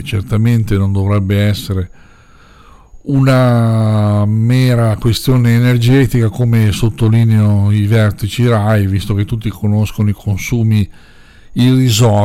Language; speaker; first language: Italian; native; Italian